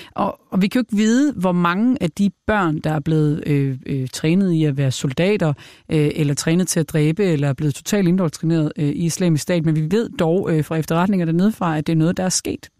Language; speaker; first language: Danish; native; Danish